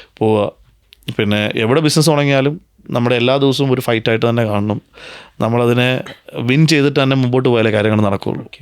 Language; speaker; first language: Malayalam; native; Malayalam